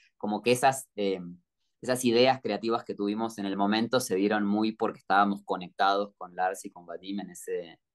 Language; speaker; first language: Spanish; native; Spanish